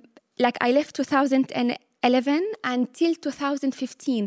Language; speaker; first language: English; non-native, fluent; Arabic